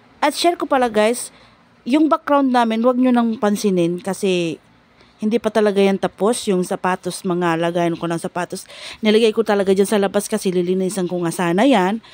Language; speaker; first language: Filipino; non-native, local second language; Bikol